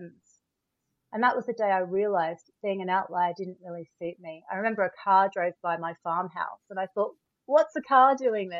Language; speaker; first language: English; native; English